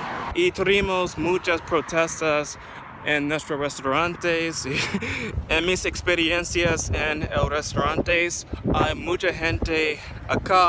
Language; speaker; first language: Spanish; non-native, learner; English